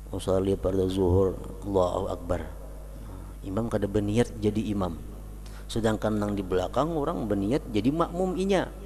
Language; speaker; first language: Indonesian; non-native, local second language; Banjar